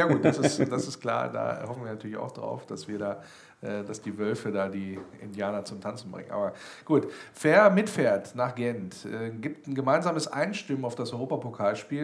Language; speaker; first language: German; native; German